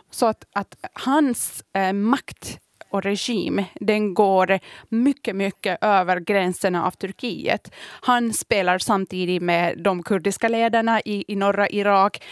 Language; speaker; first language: Swedish; early bilingual, other home language; Kurdish